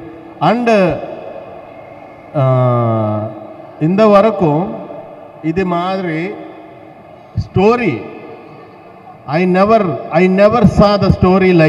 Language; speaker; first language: Tamil; non-native, learner; Telugu